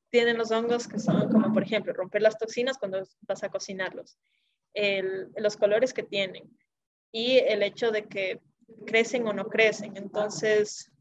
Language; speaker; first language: Spanish; native; Spanish